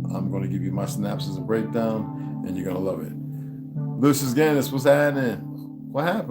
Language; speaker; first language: English; native; English